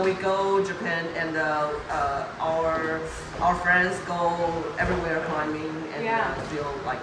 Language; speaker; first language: English; non-native, learner; Chinese